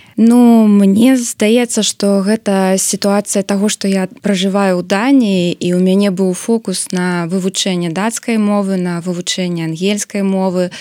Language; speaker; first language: Belarusian; non-native, local second language; Russian